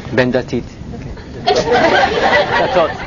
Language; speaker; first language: Hebrew; non-native, fluent; English